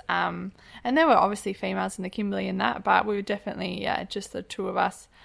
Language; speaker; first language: English; native; English